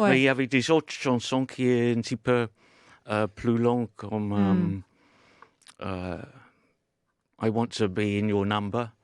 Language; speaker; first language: French; non-native, fluent; English